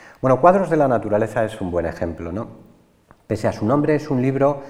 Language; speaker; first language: Spanish; native; Spanish